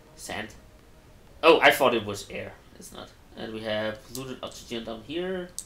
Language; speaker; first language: English; non-native, fluent; Danish